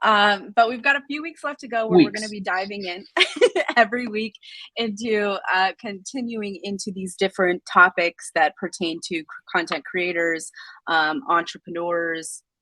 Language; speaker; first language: English; native; English